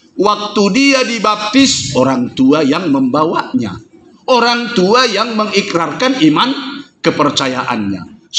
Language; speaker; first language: Indonesian; non-native, local second language; Batak Toba